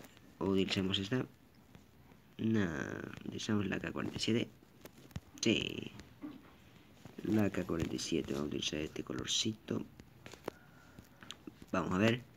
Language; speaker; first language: Spanish; native; Spanish